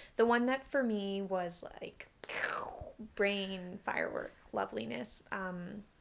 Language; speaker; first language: English; native; English